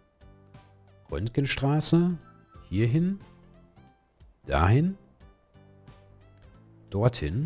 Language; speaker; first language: German; native; German